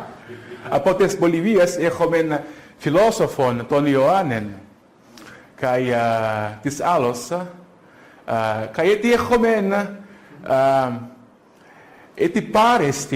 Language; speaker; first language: Greek; non-native, fluent; Portuguese